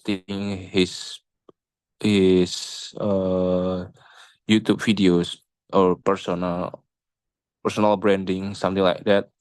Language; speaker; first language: English; non-native, local second language; Indonesian